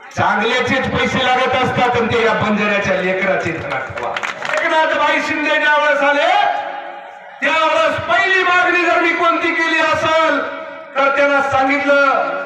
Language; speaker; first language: Marathi; native; Marathi